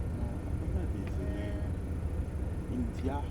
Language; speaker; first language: English; non-native, learner; French